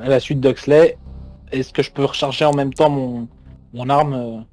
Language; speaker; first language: French; native; French